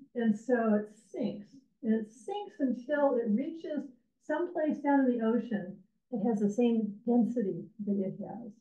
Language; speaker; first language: English; native; English